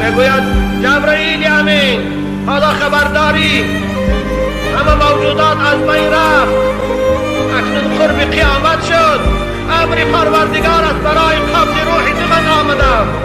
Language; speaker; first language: Persian; native; Persian